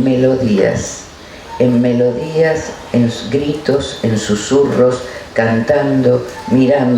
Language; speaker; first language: Spanish; native; Spanish